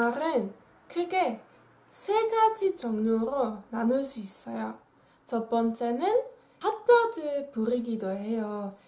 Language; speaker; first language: Korean; non-native, fluent; Dutch